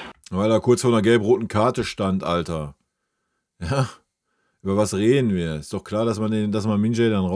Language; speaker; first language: German; native; German